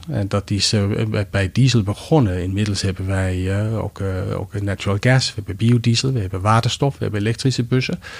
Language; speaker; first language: Dutch; non-native, fluent; Danish